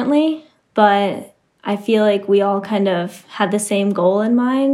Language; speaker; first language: English; native; English